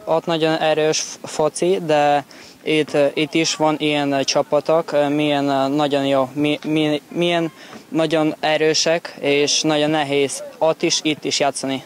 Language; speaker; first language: Hungarian; non-native, learner; Ukrainian